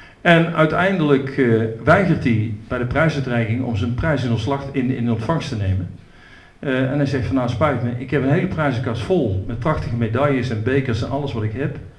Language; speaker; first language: Dutch; native; Dutch